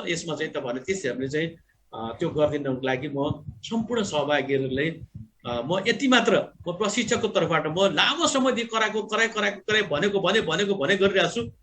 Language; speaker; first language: Nepali; non-native, local second language; Gurung